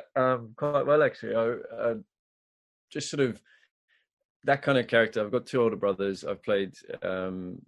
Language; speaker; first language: English; native; English